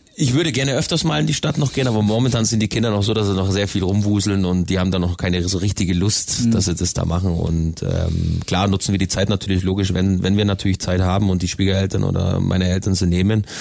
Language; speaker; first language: German; native; German